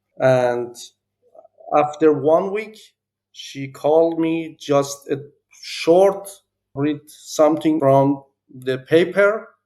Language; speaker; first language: English; non-native, learner; Persian